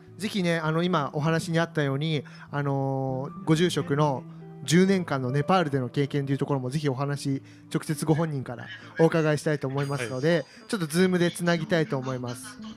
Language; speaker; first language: Japanese; native; Japanese